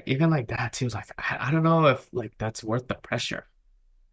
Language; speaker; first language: English; native; English